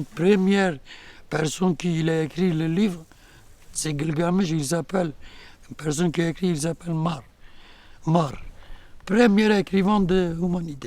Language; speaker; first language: French; non-native, learner; Kurdish